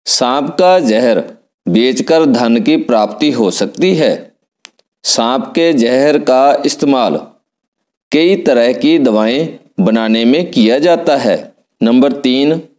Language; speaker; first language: Hindi; non-native, local second language; Punjabi